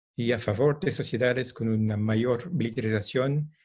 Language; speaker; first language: Spanish; non-native, fluent; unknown